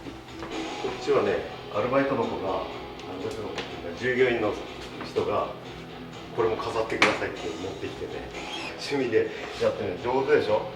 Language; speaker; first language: Japanese; native; Japanese